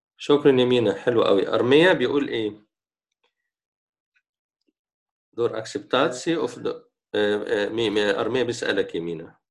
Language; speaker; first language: Dutch; non-native, fluent; Arabic